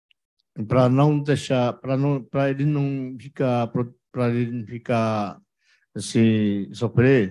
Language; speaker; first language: Portuguese; non-native, local second language; Yanomámi